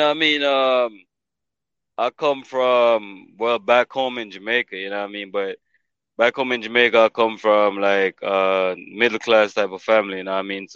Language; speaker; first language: English; non-native, local second language; Jamaican Creole English